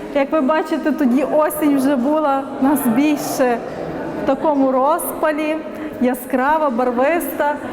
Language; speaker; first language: Ukrainian; native; Ukrainian